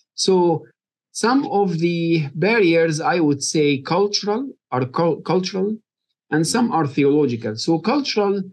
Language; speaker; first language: English; non-native, fluent; Arabic